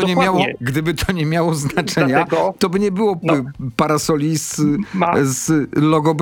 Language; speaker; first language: Polish; native; Polish